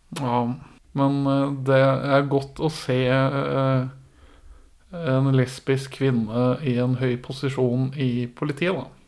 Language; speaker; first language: Norwegian; early bilingual, other home language; Persian